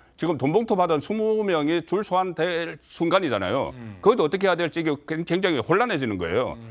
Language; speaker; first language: Korean; native; Korean